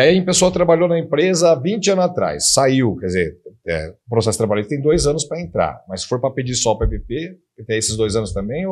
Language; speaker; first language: Portuguese; native; Portuguese